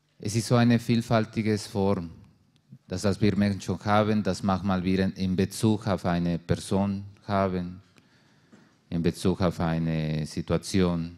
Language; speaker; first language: German; non-native, learner; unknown